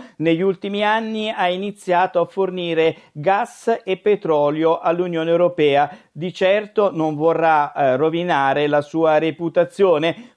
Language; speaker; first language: Italian; native; Italian